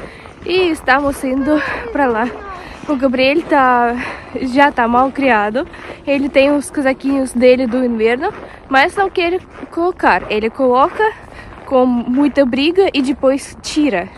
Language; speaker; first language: Portuguese; non-native, fluent; Russian